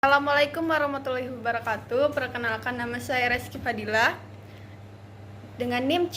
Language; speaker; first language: Indonesian; native; Indonesian